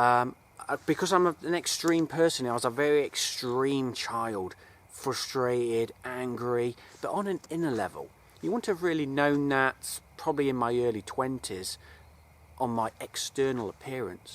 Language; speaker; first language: English; native; English